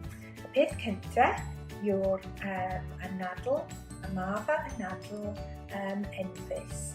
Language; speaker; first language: Welsh; non-native, local second language; English